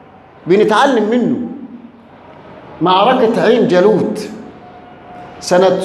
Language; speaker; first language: Arabic; native; Arabic